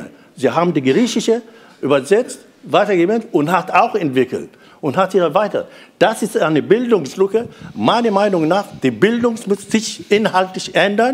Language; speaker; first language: German; non-native, fluent; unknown